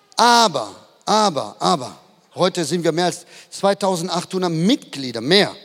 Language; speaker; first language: German; native; German